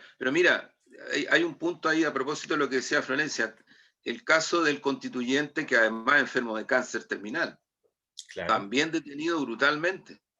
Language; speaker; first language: Spanish; native; Spanish